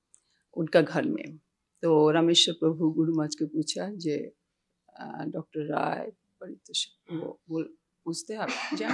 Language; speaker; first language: Hindi; non-native, local second language; Bangla